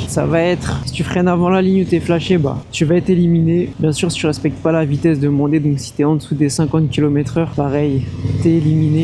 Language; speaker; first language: French; native; French